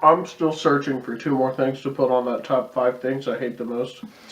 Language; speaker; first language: English; native; English